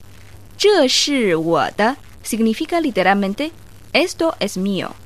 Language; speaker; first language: Spanish; non-native, fluent; Chinese